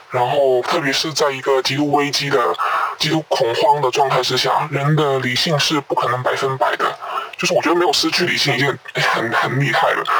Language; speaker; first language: Chinese; non-native, local second language; Cantonese